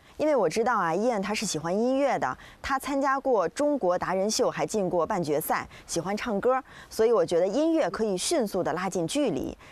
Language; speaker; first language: Chinese; native; Chinese